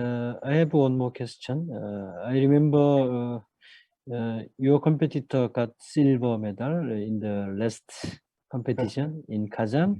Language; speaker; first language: English; non-native, fluent; Korean